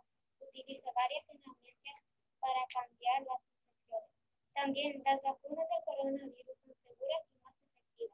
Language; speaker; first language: Spanish; early bilingual, heritage; Spanish